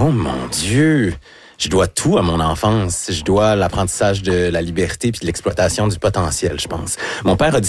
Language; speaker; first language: French; native; French